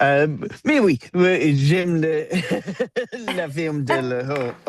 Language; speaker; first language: French; non-native, learner; English